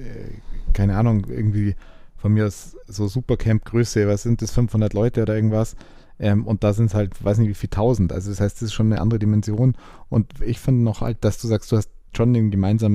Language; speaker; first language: German; native; German